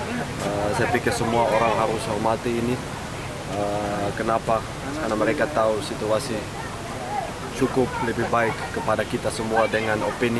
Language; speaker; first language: Indonesian; non-native, learner; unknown